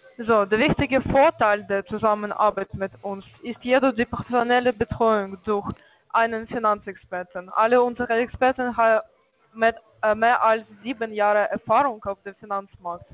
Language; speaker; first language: German; non-native, learner; Bulgarian